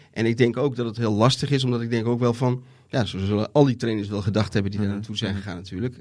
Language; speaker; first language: Dutch; native; Dutch